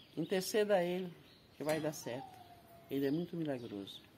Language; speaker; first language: Portuguese; native; Portuguese